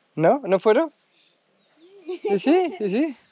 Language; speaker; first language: Spanish; non-native, learner; French